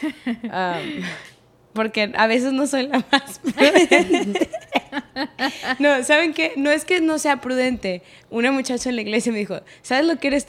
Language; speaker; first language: Spanish; native; Spanish